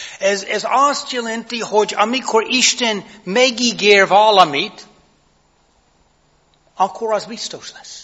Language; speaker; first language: Hungarian; non-native, fluent; English